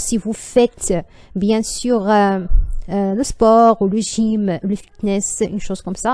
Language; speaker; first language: French; non-native, learner; Arabic